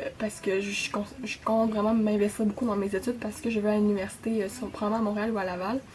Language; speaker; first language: French; native; French